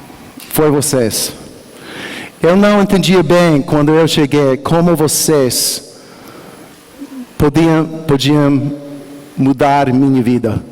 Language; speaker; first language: Portuguese; non-native, learner; English